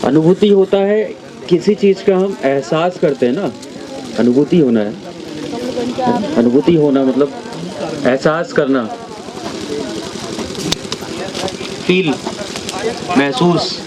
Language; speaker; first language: Hindi; native; Hindi